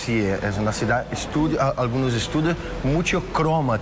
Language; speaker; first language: Spanish; non-native, fluent; Portuguese